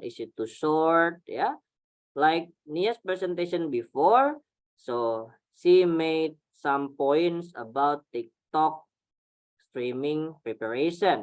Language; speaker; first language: English; non-native, fluent; Indonesian